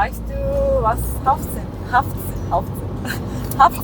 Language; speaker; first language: German; non-native, learner; Persian